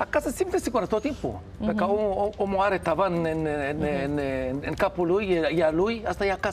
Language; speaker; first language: Romanian; non-native, learner; Hebrew